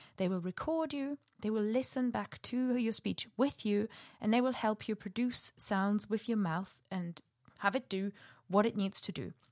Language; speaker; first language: English; non-native, fluent; German